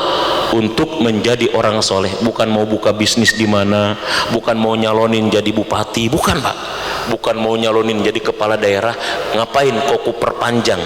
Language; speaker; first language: Indonesian; native; Indonesian